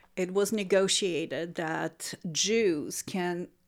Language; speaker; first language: English; non-native, fluent; Russian